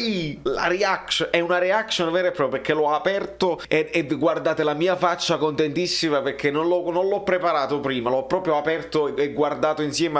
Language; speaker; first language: Italian; native; Italian